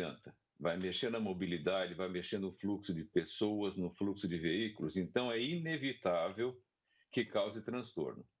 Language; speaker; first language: Portuguese; native; Portuguese